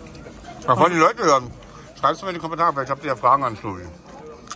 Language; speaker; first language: German; native; German